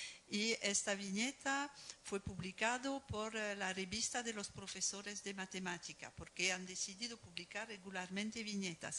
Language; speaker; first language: Spanish; non-native, fluent; French